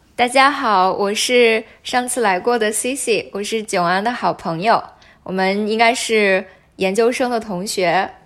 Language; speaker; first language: Chinese; native; Chinese